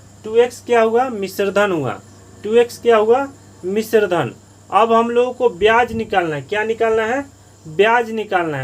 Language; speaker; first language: Hindi; native; Hindi